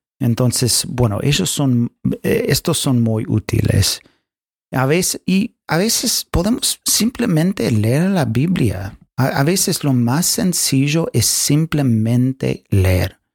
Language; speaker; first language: Spanish; non-native, fluent; English